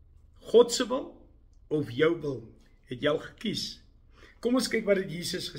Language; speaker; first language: Afrikaans; native; Afrikaans